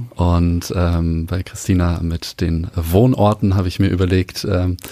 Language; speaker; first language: German; native; German